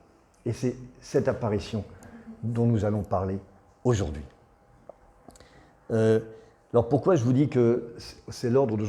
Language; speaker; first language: French; native; French